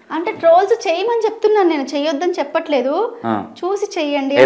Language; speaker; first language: Telugu; non-native, local second language; Hindi